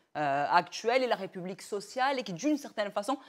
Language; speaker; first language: French; non-native, fluent; Portuguese